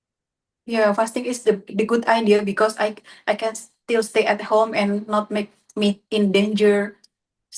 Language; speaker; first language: English; non-native, learner; Indonesian